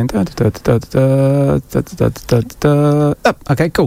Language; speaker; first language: English; native; English